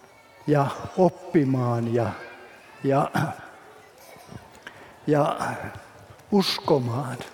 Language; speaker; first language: Finnish; native; Finnish